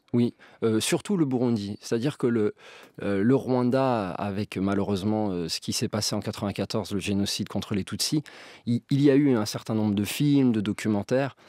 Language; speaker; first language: French; native; French